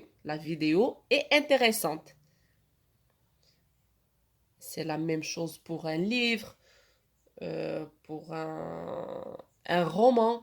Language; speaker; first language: French; non-native, local second language; Arabic